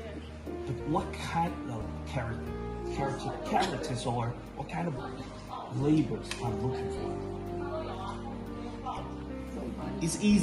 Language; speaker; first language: English; non-native, fluent; Chinese